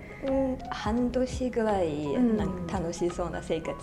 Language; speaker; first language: Japanese; non-native, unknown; Chinese